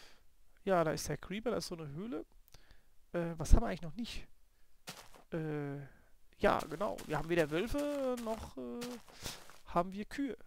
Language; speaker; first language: German; native; German